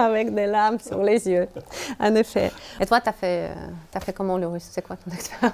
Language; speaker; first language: French; non-native, fluent; Russian